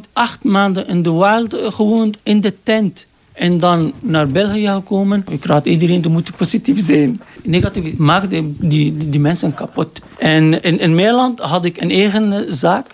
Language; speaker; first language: Dutch; non-native, learner; Arabic